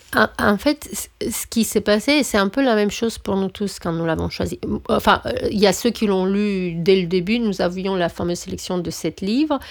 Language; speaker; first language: French; non-native, fluent; Romanian